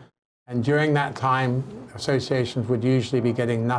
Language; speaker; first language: English; native; English